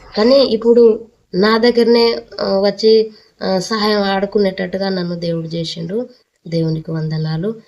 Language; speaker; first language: Telugu; non-native, local second language; Lambadi